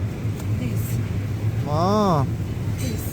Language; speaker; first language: English; non-native, learner; Russian